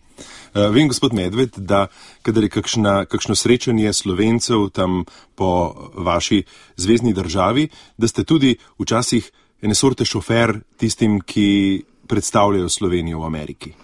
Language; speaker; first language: Slovenian; native; Slovenian